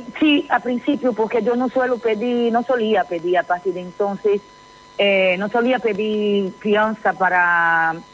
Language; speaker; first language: Spanish; non-native, fluent; Portuguese